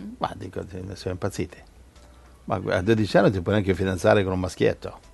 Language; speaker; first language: Italian; native; Italian